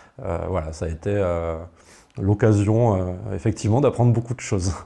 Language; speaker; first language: French; native; French